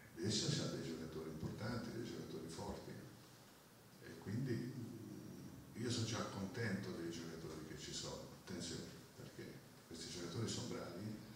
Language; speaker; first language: Italian; native; Italian